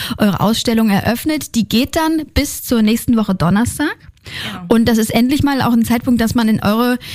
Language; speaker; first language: German; native; German